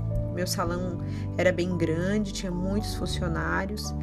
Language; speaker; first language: Portuguese; native; Portuguese